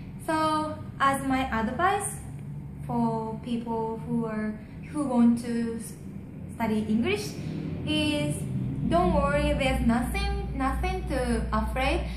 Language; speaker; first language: English; non-native, learner; Japanese